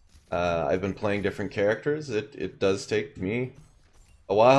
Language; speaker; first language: English; native; English